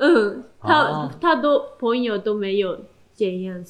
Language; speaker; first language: Chinese; non-native, learner; Japanese